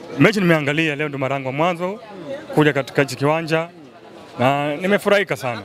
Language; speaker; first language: Swahili; native; Swahili